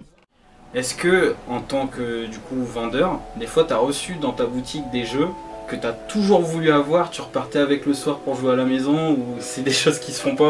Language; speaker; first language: French; native; French